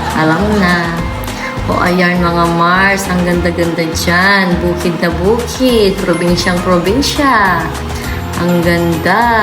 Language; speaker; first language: Filipino; non-native, local second language; Pampanga